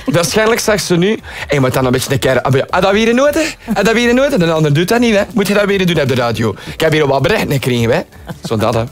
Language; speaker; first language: Dutch; native; Dutch